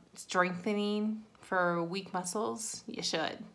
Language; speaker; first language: English; native; English